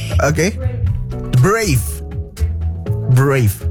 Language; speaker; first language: English; non-native, fluent; Indonesian